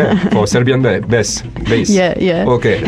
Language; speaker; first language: English; non-native, learner; French